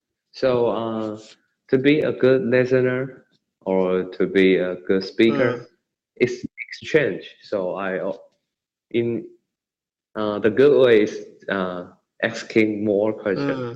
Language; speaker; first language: English; non-native, learner; Chinese